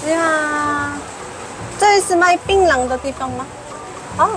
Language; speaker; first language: Chinese; non-native, fluent; Korean